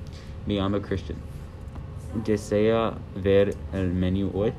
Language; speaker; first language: Spanish; non-native, learner; English